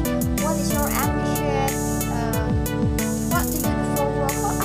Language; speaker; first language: English; non-native, learner; Indonesian